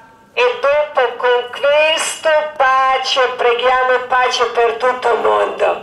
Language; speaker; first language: Italian; non-native, learner; Croatian